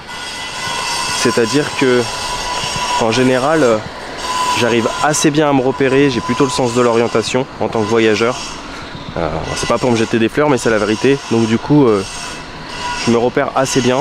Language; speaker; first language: French; native; French